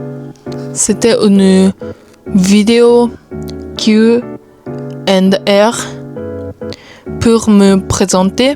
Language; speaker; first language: French; non-native, learner; Japanese